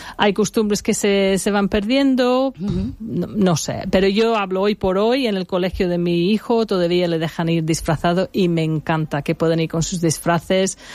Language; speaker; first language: Spanish; non-native, fluent; English